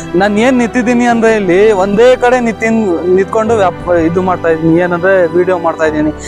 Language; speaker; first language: Kannada; non-native, local second language; Urdu